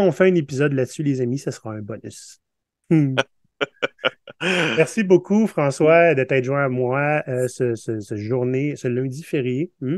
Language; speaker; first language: French; native; French